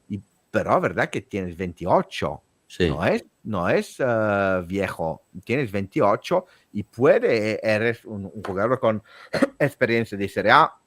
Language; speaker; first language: Spanish; non-native, fluent; Italian